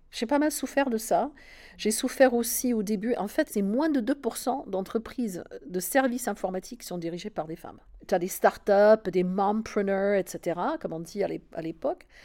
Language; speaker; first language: French; non-native, fluent; English